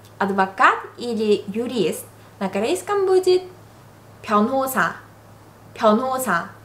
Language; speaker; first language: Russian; non-native, fluent; Korean